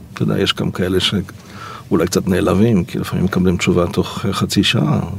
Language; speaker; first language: Hebrew; early bilingual, other home language; Polish